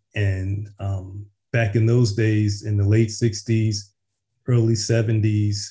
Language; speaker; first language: English; native; English